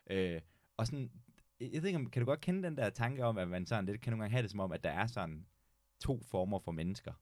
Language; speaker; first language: Danish; native; Danish